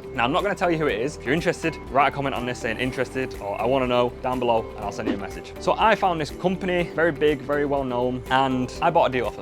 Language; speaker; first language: English; native; English